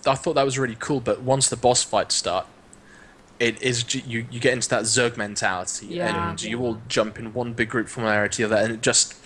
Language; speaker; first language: English; native; English